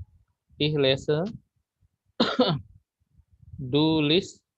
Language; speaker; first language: German; non-native, fluent; Indonesian